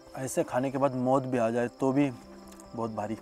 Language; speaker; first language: Hindi; non-native, local second language; Marathi